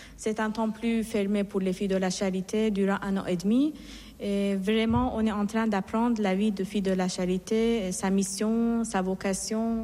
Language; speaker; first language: French; non-native, fluent; Persian